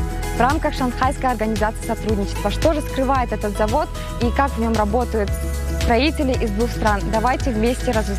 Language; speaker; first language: Russian; non-native, local second language; Kyrgyz